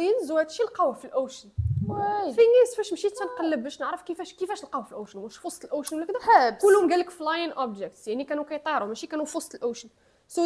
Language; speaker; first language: Arabic; native; Arabic